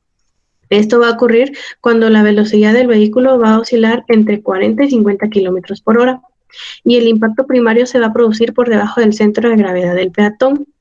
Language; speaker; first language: Spanish; native; Spanish